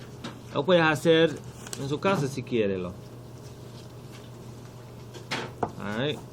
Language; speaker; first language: Spanish; non-native, learner; English